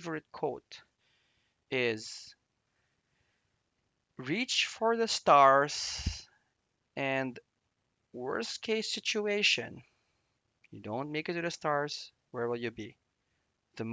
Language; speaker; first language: English; non-native, local second language; Filipino